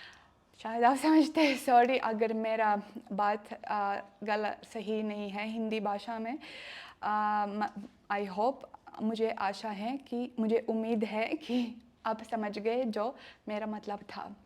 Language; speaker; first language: Hindi; non-native, learner; Russian